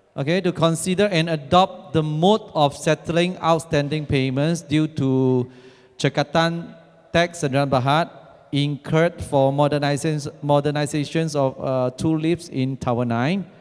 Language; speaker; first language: English; non-native, local second language; Chinese